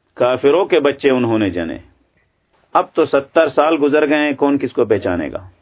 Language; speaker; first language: Urdu; non-native, local second language; Pashto